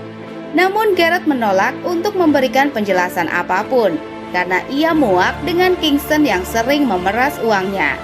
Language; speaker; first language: Indonesian; native; Indonesian